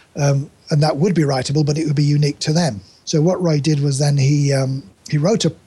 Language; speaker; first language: English; native; English